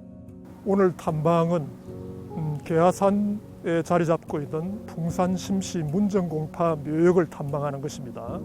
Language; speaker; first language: Korean; native; Korean